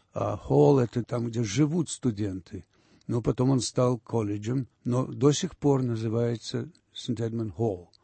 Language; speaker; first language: Russian; early bilingual, heritage; Russian